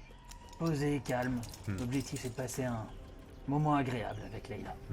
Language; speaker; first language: French; native; French